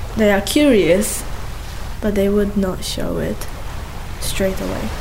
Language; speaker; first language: English; non-native, fluent; Japanese